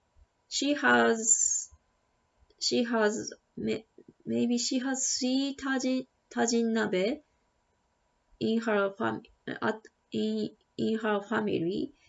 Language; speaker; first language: English; non-native, learner; Japanese